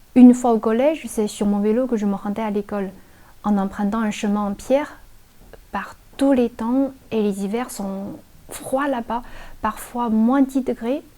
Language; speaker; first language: French; non-native, fluent; Chinese